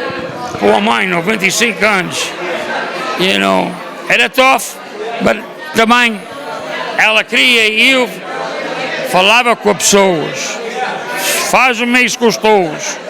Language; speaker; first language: Portuguese; early bilingual, heritage; Portuguese